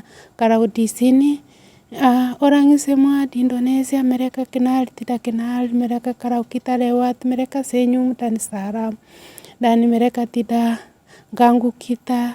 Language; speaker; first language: Indonesian; non-native, learner; Swahili